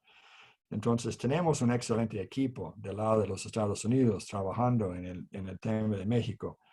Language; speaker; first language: Spanish; non-native, fluent; English